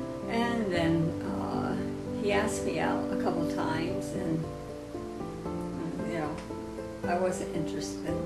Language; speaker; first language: English; native; English